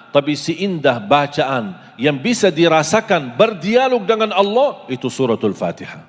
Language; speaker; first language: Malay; non-native, fluent; Arabic